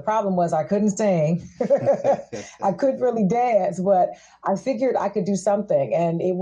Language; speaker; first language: English; native; English